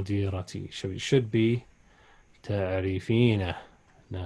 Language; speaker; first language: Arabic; non-native, fluent; English